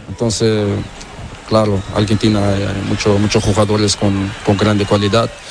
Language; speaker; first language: Spanish; non-native, learner; Portuguese